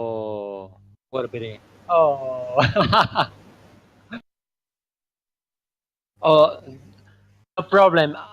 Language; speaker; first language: English; non-native, fluent; Spanish